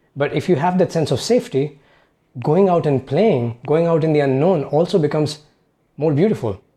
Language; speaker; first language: English; non-native, local second language; Hindi